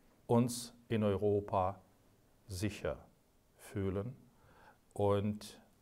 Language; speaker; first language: German; non-native, fluent; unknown